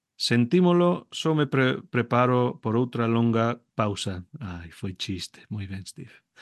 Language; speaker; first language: Galician; early bilingual, heritage; Galician